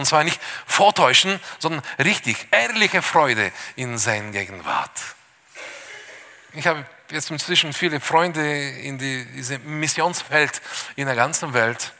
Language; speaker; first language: German; non-native, fluent; Bulgarian